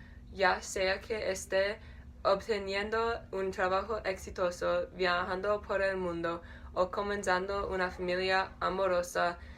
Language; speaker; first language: Spanish; non-native, learner; English